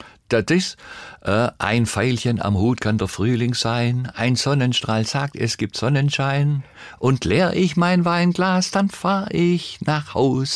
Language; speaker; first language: German; native; German